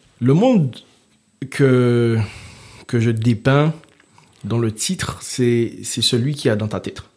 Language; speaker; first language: French; early bilingual, other home language; Haitian Creole